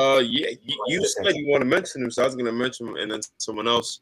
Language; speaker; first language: English; native; English